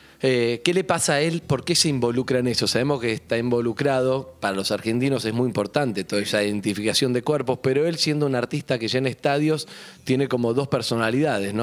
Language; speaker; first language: Spanish; native; Spanish